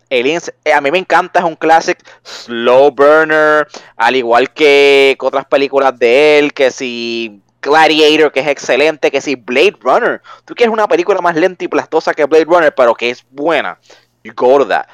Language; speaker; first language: Spanish; native; Spanish